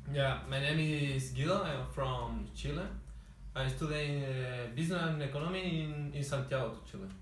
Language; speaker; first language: English; non-native, learner; Spanish